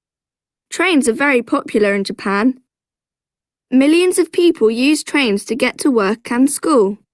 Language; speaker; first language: English; non-native, learner; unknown